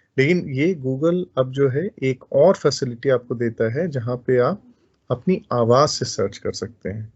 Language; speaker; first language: Hindi; native; Hindi